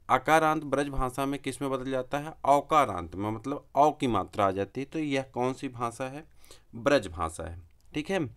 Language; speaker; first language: Hindi; native; Hindi